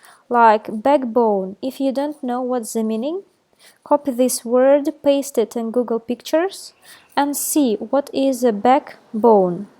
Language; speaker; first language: English; non-native, fluent; Russian